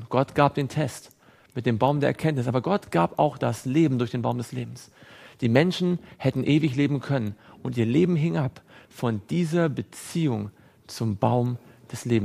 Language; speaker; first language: German; native; German